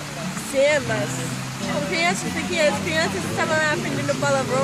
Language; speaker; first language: Portuguese; non-native, fluent; English